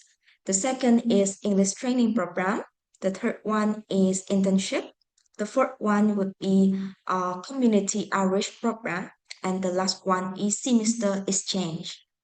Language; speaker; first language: English; non-native, fluent; Vietnamese